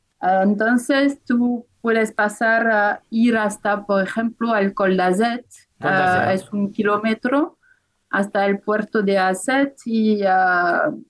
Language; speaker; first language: Spanish; non-native, fluent; French